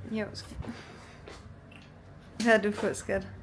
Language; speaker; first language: Danish; native; Danish